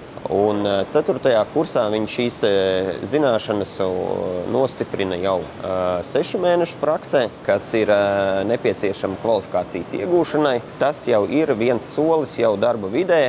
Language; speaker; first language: Latvian; native; Latvian